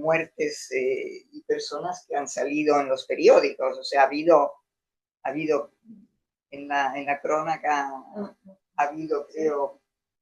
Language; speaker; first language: Spanish; non-native, fluent; Italian